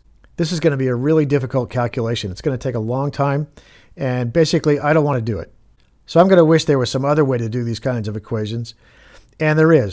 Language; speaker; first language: English; native; English